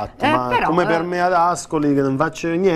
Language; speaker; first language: Italian; native; Italian